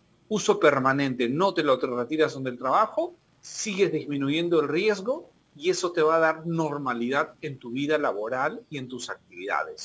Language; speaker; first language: Spanish; native; Spanish